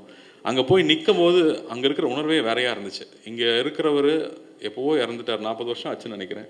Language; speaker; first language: Tamil; native; Tamil